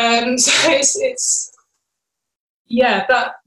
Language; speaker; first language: English; native; English